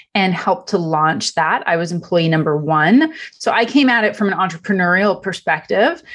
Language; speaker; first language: English; non-native, fluent; Italian